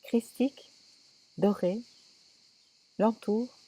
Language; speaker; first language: French; native; French